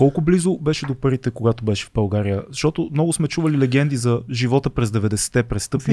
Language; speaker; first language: Bulgarian; native; Bulgarian